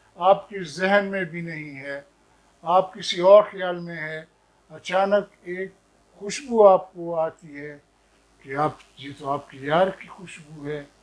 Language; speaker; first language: Urdu; non-native, local second language; Pashto